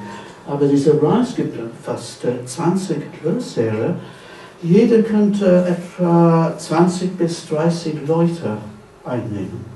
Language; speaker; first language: German; non-native, fluent; English